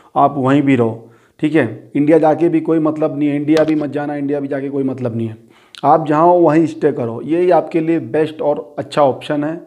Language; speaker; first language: Hindi; native; Hindi